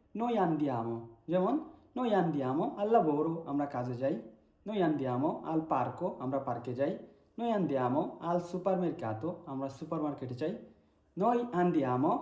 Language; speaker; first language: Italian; non-native, learner; Bangla